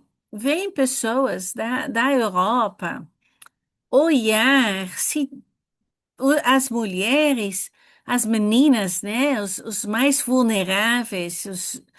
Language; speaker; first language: Portuguese; non-native, fluent; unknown